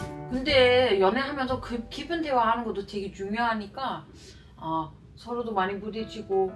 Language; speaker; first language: Korean; non-native, fluent; German